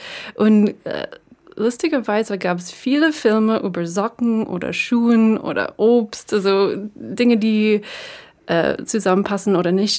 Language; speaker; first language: German; non-native, fluent; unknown